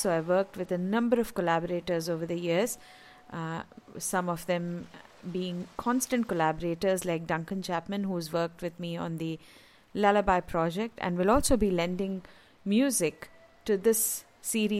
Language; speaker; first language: English; non-native, local second language; Tamil